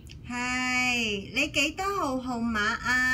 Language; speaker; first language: Cantonese; native; Cantonese